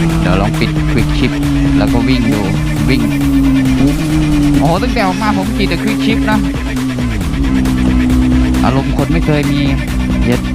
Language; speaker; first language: Thai; native; Thai